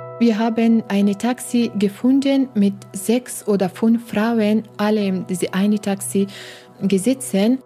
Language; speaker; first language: German; non-native, learner; Persian